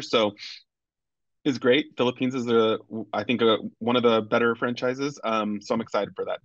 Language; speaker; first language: English; native; English